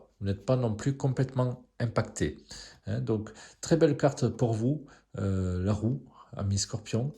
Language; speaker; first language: French; native; French